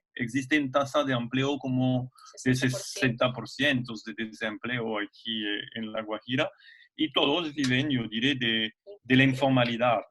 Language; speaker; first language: Spanish; non-native, fluent; French